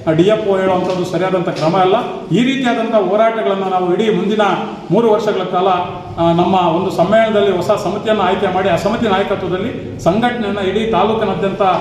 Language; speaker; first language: Kannada; native; Kannada